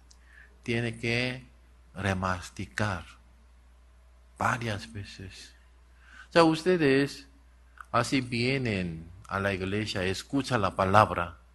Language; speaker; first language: Spanish; non-native, learner; Korean